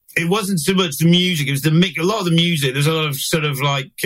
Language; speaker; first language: English; native; English